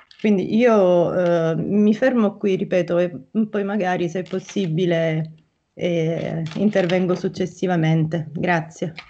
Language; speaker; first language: Italian; native; Italian